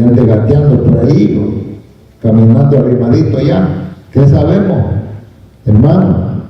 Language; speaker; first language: Spanish; native; Spanish